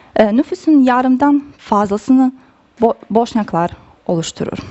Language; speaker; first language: Turkish; non-native, fluent; Bosnian